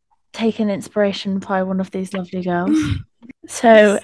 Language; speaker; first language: English; native; English